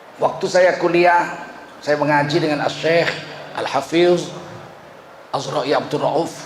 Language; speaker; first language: Indonesian; native; Indonesian